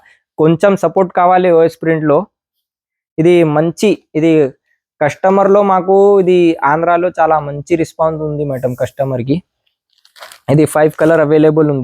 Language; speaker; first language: Telugu; non-native, local second language; Urdu